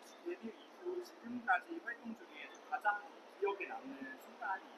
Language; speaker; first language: Korean; non-native, fluent; Thai